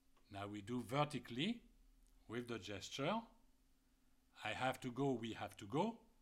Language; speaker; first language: English; non-native, fluent; French